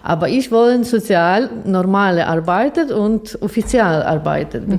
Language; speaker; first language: German; non-native, learner; Ukrainian